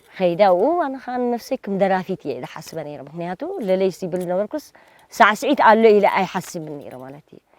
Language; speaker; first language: Tigrinya; non-native, local second language; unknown